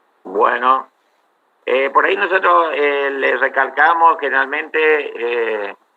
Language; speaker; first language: Spanish; native; Spanish